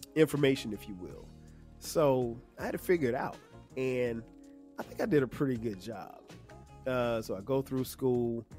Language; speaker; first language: English; native; English